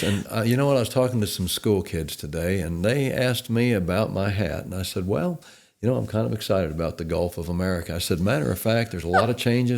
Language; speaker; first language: English; native; English